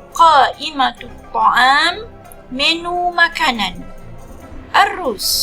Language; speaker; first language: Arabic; non-native, fluent; Malay